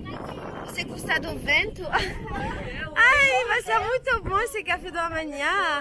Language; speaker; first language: Portuguese; non-native, learner; French